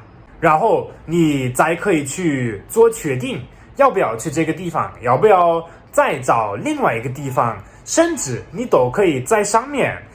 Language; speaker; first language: Chinese; non-native, fluent; German